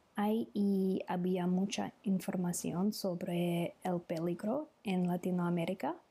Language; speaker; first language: Spanish; non-native, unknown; English